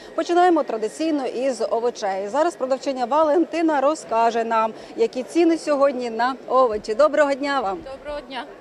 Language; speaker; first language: Ukrainian; native; Ukrainian